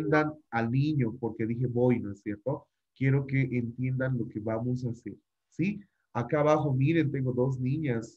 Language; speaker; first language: Spanish; native; Spanish